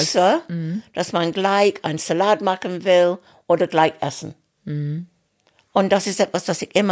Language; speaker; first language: German; non-native, fluent; English